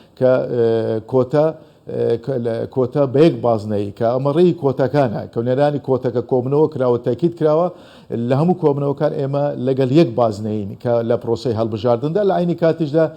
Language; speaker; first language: Central Kurdish; non-native, local second language; Azerbaijani